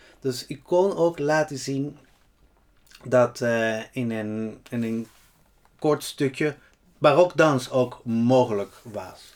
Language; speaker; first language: Dutch; non-native, fluent; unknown